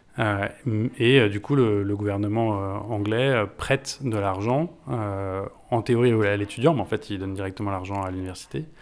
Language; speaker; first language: French; native; French